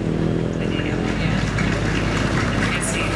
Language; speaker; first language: Indonesian; non-native, fluent; English